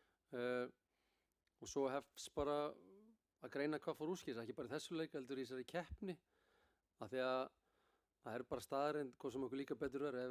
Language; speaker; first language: Icelandic; native; Icelandic